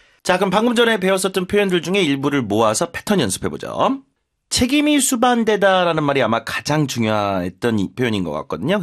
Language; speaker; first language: Korean; native; Korean